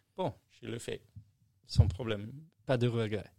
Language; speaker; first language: French; non-native, learner; English